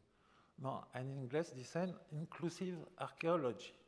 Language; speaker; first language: Spanish; non-native, fluent; French